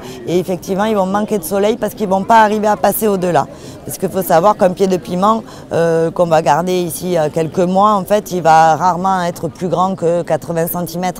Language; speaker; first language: French; native; French